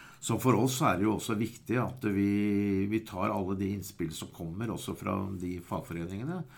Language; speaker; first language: Norwegian; native; Norwegian